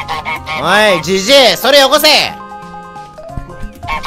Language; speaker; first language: Japanese; native; Japanese